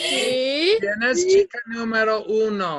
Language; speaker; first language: Spanish; non-native, fluent; English